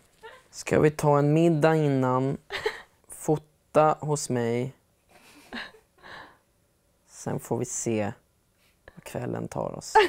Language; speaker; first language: Swedish; native; Swedish